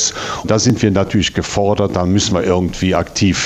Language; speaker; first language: German; native; German